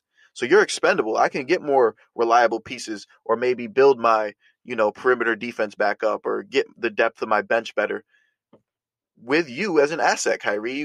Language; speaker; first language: English; native; English